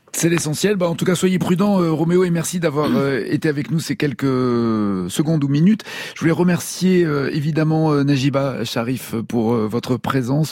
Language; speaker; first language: French; native; French